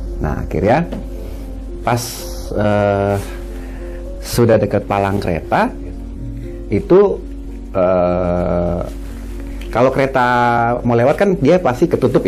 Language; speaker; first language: Indonesian; native; Indonesian